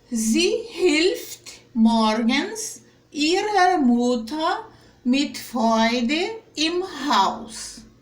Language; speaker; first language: German; non-native, fluent; Portuguese